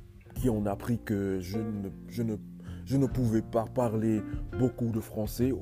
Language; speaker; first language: French; non-native, learner; English